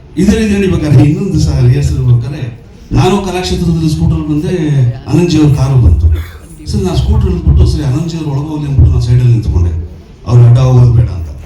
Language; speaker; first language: Kannada; native; Kannada